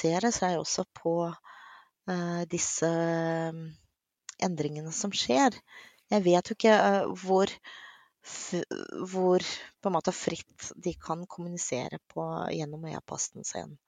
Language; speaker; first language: Norwegian; non-native, fluent; Russian